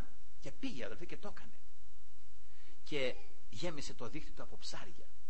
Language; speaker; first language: Greek; native; Greek